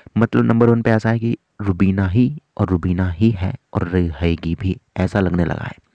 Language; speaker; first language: Hindi; native; Hindi